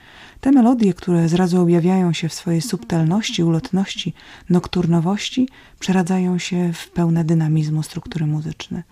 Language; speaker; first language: Polish; native; Polish